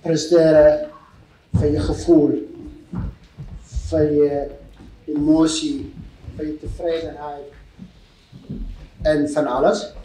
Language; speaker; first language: Dutch; non-native, fluent; Amharic